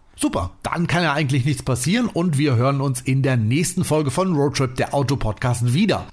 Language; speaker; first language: German; native; German